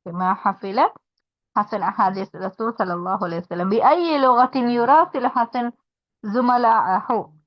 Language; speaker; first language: Arabic; non-native, fluent; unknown